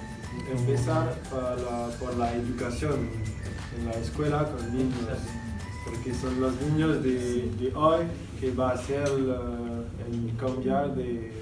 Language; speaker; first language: Spanish; non-native, learner; French